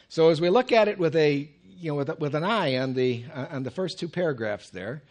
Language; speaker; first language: English; native; English